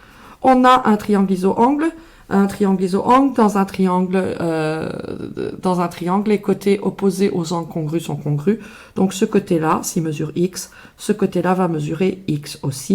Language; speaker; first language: French; native; French